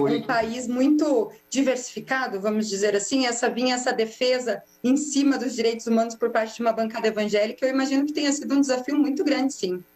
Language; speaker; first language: Portuguese; native; Portuguese